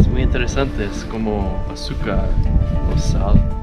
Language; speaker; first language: Spanish; non-native, learner; English